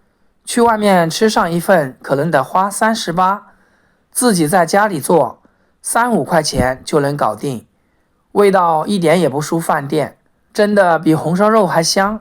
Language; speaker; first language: Chinese; native; Chinese